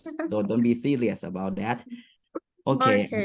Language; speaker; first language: English; non-native, fluent; Thai